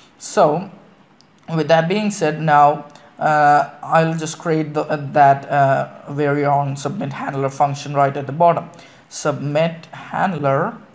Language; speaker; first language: English; non-native, local second language; Malayalam